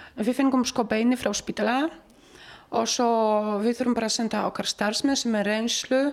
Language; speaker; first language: Icelandic; non-native, learner; Polish